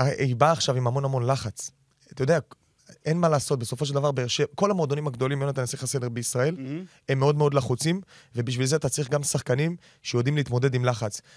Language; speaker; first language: Hebrew; native; Hebrew